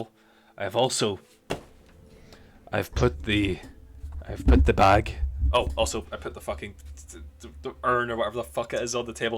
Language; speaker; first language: English; native; English